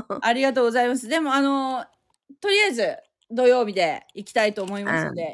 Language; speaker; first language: Japanese; native; Japanese